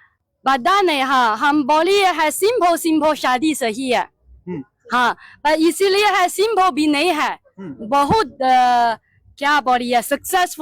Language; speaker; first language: Hindi; non-native, learner; Chinese